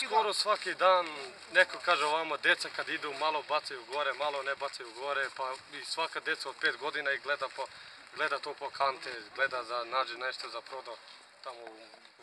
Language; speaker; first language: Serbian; non-native, local second language; Romany